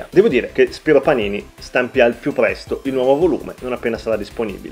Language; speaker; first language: Italian; native; Italian